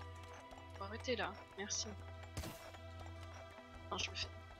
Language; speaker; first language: French; native; French